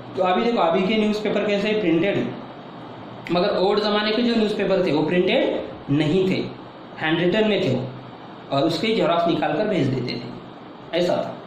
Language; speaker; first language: Hindi; non-native, local second language; Marathi